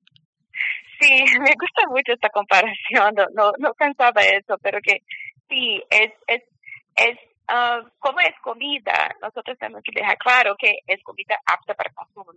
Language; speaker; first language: Spanish; non-native, learner; Portuguese